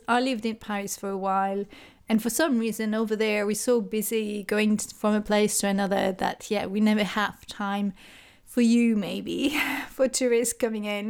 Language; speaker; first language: English; non-native, fluent; French